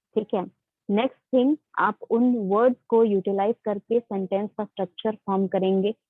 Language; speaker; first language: Hindi; native; Hindi